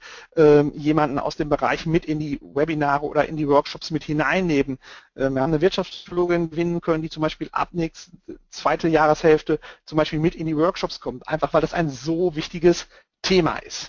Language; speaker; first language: German; native; German